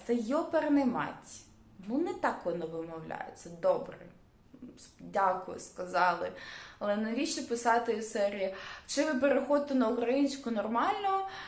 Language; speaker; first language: Ukrainian; non-native, local second language; Russian